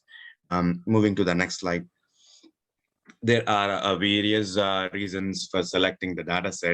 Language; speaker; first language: English; non-native, local second language; Urdu